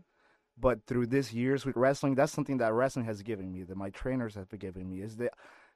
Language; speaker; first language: English; non-native, fluent; Spanish